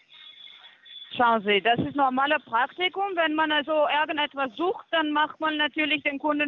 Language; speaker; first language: German; non-native, fluent; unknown